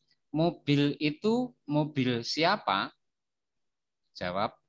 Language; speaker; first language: Indonesian; native; Indonesian